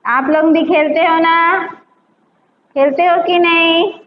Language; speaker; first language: Hindi; non-native, local second language; Telugu